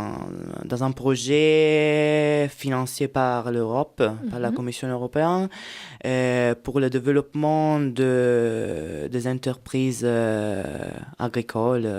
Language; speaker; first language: French; non-native, fluent; Italian